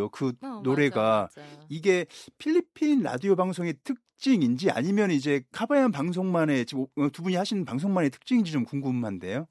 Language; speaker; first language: Korean; native; Korean